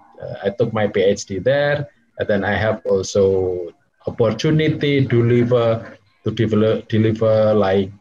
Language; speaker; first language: English; non-native, fluent; Javanese